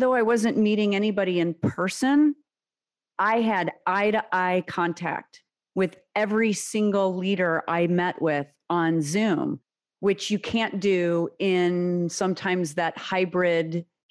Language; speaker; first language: English; early bilingual, other home language; Serbian